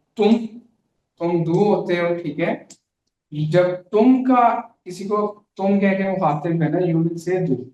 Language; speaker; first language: Urdu; native; Urdu